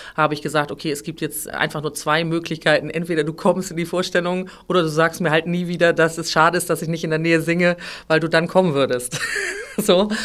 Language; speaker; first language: German; native; German